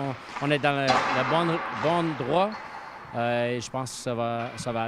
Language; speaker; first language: French; non-native, fluent; English